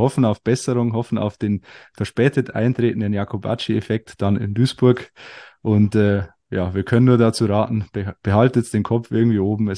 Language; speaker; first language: German; native; German